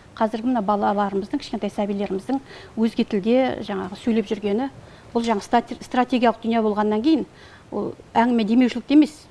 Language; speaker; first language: Kazakh; native; Kazakh